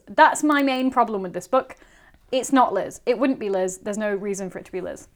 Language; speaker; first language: English; native; English